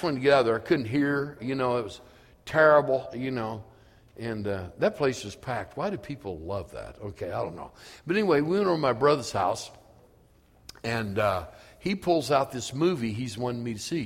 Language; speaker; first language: English; native; English